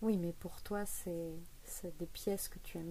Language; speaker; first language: French; native; French